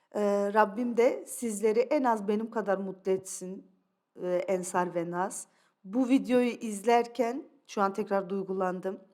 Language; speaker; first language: Turkish; early bilingual, other home language; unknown